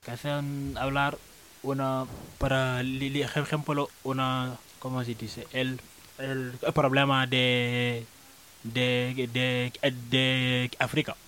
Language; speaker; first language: Spanish; non-native, learner; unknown